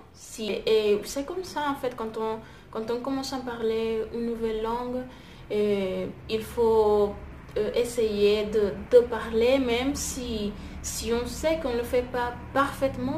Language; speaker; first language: French; non-native, fluent; Spanish